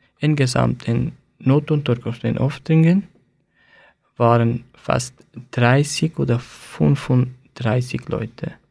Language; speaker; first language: German; non-native, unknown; Persian